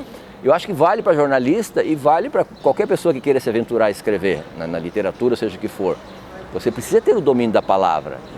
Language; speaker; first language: Portuguese; native; Portuguese